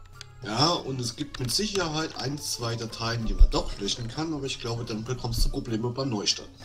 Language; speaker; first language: German; native; German